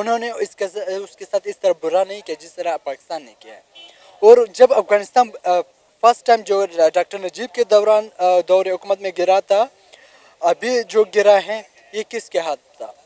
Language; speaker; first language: Hindi; non-native, local second language; Pashto